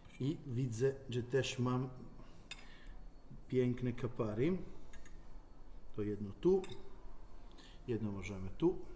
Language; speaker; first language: Polish; non-native, learner; Italian